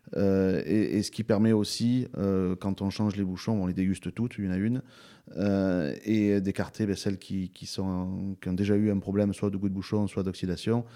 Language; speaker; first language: French; native; French